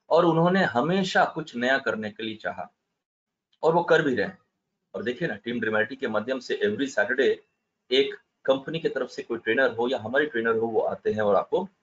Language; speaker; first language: Hindi; native; Hindi